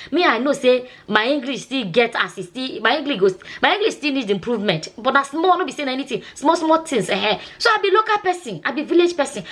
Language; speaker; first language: Nigerian Pidgin; non-native, local second language; Igbo